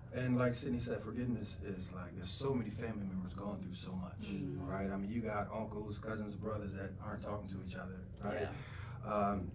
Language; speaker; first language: English; native; English